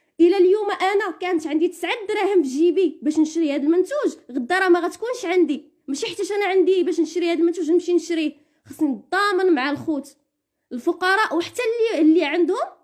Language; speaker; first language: Arabic; native; Arabic